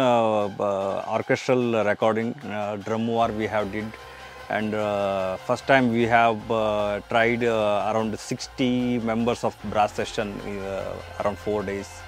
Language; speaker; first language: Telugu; non-native, learner; Kannada